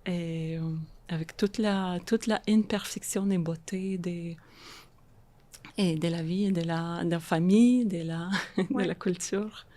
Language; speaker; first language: French; non-native, fluent; Russian